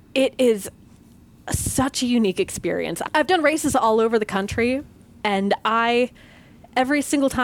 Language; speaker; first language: English; native; English